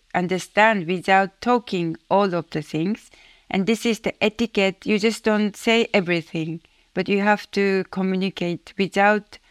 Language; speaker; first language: English; non-native, fluent; Japanese